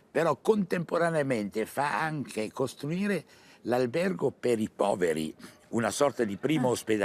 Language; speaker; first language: Italian; native; Italian